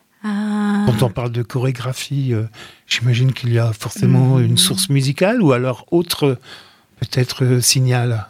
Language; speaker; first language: French; native; French